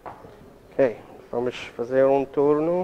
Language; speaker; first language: Portuguese; non-native, learner; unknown